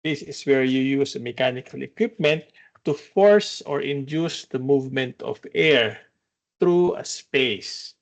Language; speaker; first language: English; non-native, local second language; Filipino